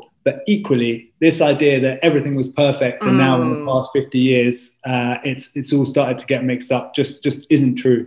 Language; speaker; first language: English; native; English